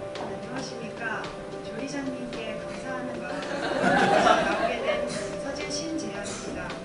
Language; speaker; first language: Korean; native; Korean